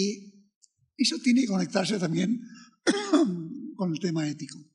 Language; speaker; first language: Spanish; native; Spanish